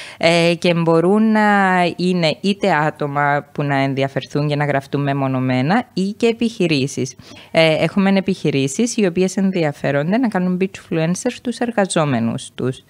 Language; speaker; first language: Greek; native; Greek